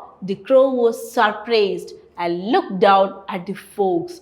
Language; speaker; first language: English; non-native, local second language; Malayalam